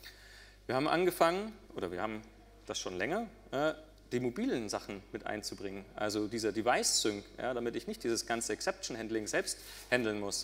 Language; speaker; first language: German; native; German